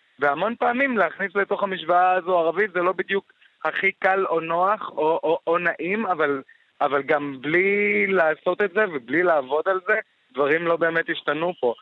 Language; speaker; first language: Hebrew; non-native, local second language; Arabic